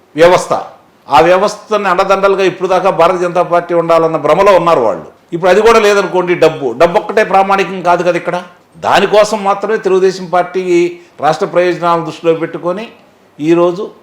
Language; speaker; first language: Telugu; native; Telugu